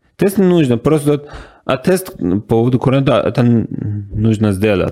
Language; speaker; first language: Russian; non-native, learner; Persian